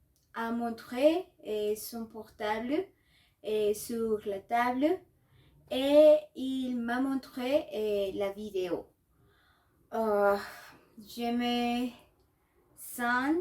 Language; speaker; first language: French; non-native, learner; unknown